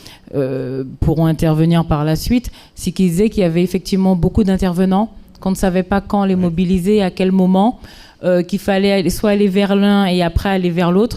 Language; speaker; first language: French; native; French